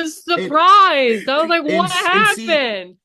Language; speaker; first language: English; native; English